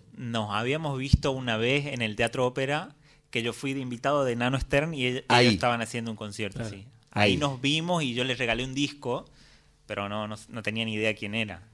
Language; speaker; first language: Spanish; native; Spanish